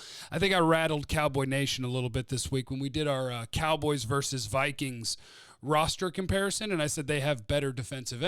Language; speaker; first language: English; native; English